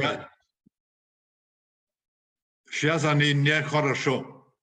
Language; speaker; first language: Russian; non-native, learner; German